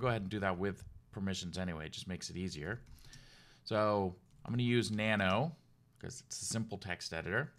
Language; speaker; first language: English; native; English